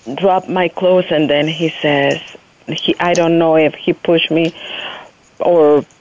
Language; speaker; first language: English; non-native, fluent; Spanish